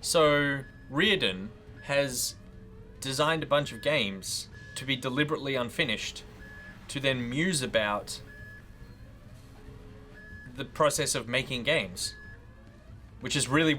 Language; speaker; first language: English; native; English